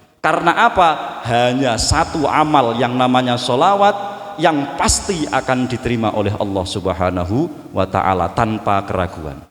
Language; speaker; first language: Indonesian; non-native, local second language; Javanese